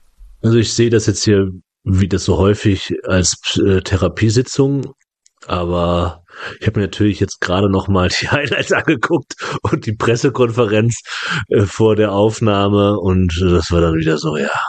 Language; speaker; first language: German; native; German